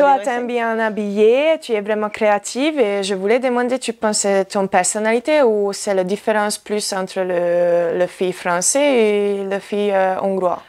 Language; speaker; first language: French; non-native, learner; Hungarian